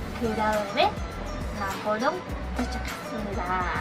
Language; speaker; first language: Korean; non-native, learner; Indonesian